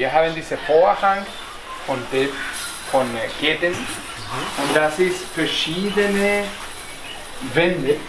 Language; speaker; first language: German; non-native, fluent; Spanish